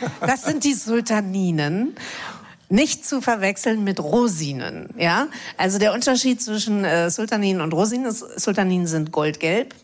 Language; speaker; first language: German; native; German